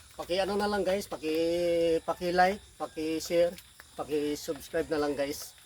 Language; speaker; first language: Filipino; non-native, local second language; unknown